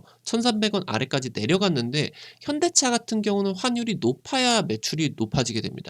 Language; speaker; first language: Korean; native; Korean